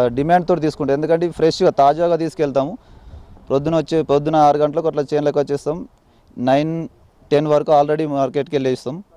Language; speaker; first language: Telugu; native; Telugu